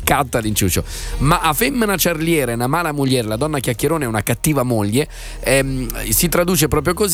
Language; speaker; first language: Italian; native; Italian